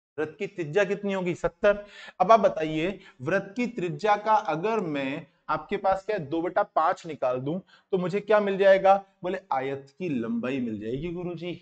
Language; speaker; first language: Hindi; native; Hindi